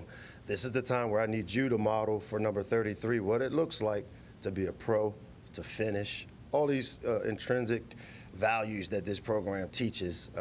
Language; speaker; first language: English; native; English